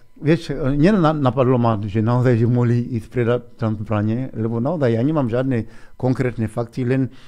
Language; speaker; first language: Slovak; non-native, fluent; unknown